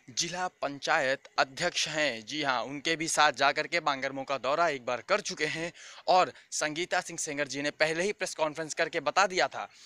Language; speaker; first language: Hindi; native; Hindi